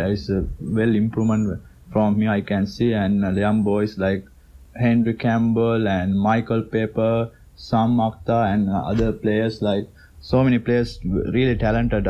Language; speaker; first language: English; non-native, local second language; Sinhala